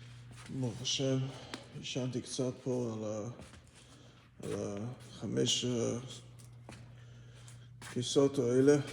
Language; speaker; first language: Hebrew; non-native, fluent; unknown